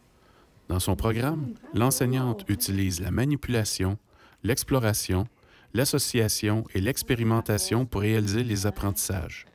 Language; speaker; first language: French; native; French